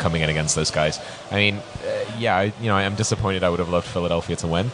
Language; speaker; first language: English; native; English